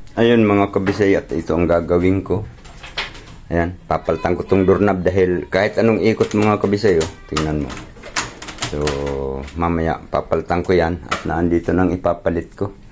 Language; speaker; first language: Filipino; non-native, local second language; Cebuano